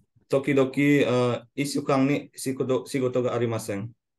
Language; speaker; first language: Japanese; non-native, learner; Balinese